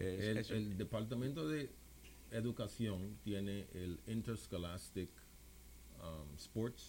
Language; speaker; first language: Spanish; non-native, local second language; English